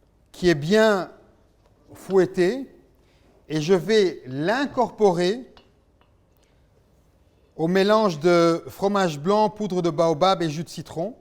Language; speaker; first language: French; native; French